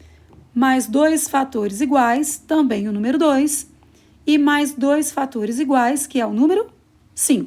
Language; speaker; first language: Portuguese; native; Portuguese